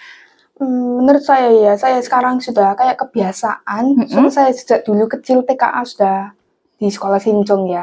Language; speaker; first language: Indonesian; non-native, local second language; English